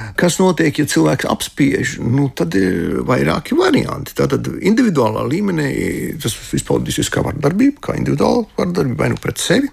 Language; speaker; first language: Latvian; non-native, local second language; Russian